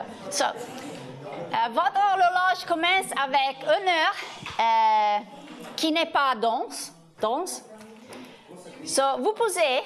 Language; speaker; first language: French; non-native, learner; Italian